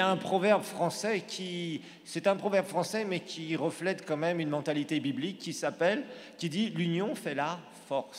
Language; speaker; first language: French; native; French